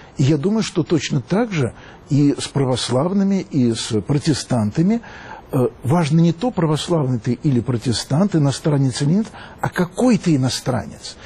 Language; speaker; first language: Russian; native; Russian